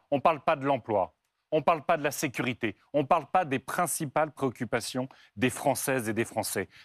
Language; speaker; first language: French; native; French